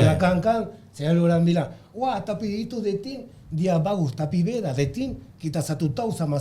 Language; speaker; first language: Indonesian; non-native, learner; Spanish